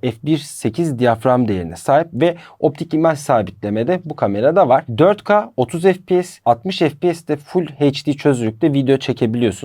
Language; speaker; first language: Turkish; native; Turkish